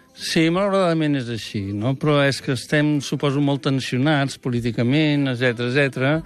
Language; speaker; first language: Catalan; native; Catalan